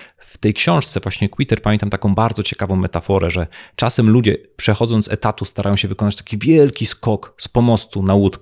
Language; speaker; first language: Polish; native; Polish